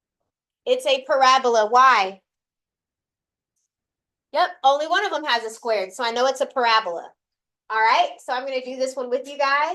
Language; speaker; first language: English; native; English